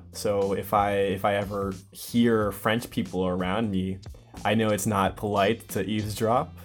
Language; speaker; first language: English; native; English